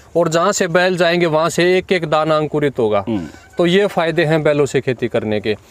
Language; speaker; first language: Hindi; native; Hindi